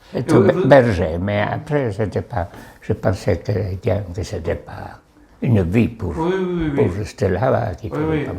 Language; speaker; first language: French; non-native, local second language; Basque